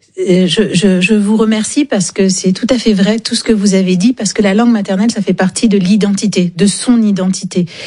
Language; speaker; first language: French; native; French